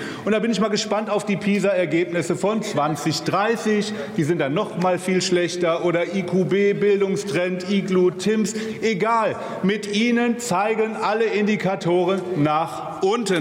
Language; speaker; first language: German; native; German